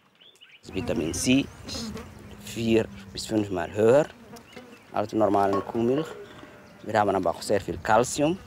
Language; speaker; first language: German; non-native, fluent; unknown